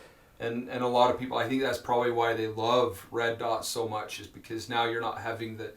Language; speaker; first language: English; native; English